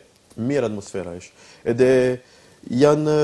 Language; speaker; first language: Albanian; non-native, learner; French